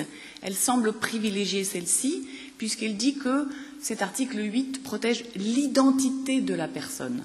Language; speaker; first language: French; native; French